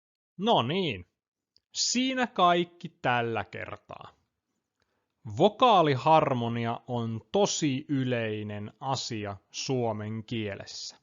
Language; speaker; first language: Finnish; non-native, fluent; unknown